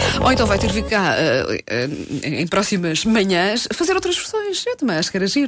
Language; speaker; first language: Portuguese; native; Portuguese